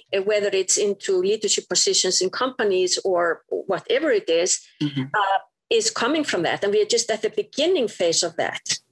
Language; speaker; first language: English; non-native, fluent; Icelandic